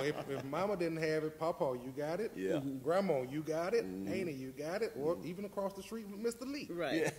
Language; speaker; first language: English; native; English